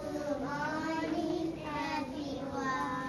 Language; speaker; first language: English; non-native, learner; Thai